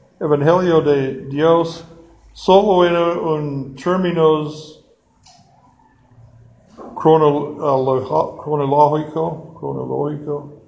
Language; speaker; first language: Spanish; non-native, fluent; English